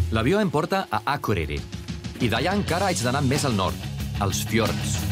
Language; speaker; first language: Catalan; non-native, fluent; Icelandic